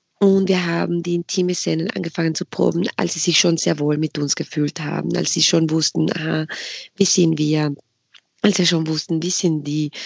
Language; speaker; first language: German; non-native, fluent; Spanish